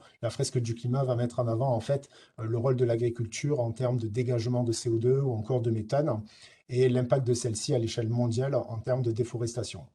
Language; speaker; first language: French; native; French